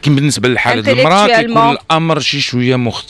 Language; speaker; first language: Arabic; native; Arabic